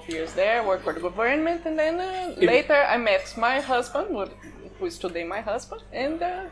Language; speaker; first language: English; non-native, fluent; Portuguese